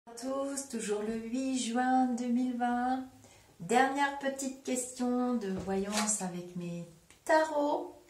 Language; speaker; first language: French; native; French